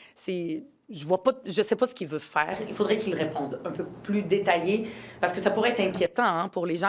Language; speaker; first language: French; early bilingual, other home language; Arabic